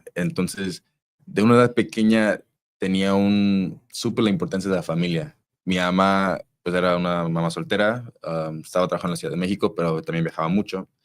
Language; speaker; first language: Spanish; early bilingual, heritage; Spanish